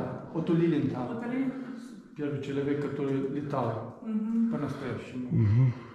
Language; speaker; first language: Russian; non-native, fluent; German